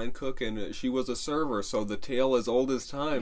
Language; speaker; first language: English; native; English